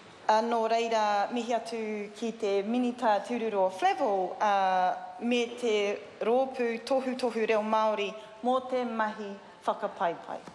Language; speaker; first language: Māori; non-native, learner; English